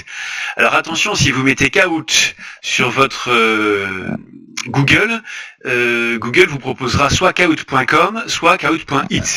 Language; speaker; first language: French; native; French